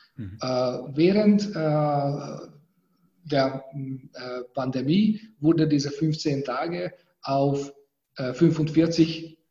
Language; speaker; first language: German; non-native, fluent; Hungarian